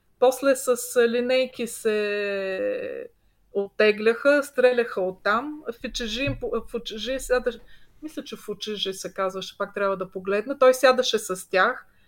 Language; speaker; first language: Bulgarian; native; Bulgarian